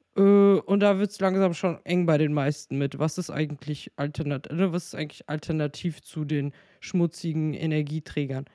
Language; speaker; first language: German; native; German